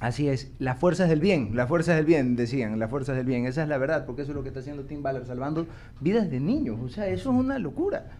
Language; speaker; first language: Spanish; native; Spanish